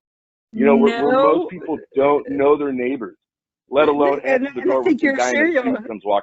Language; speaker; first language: English; native; English